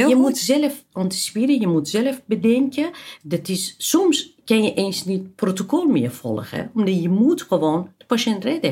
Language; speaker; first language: Dutch; non-native, fluent; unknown